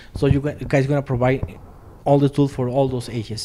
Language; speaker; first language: English; non-native, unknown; Spanish